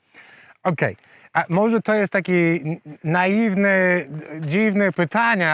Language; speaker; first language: Polish; non-native, fluent; English